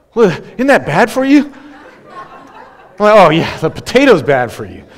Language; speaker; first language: English; native; English